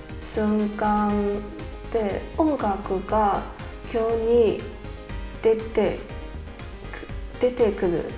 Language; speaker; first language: Japanese; non-native, learner; Chinese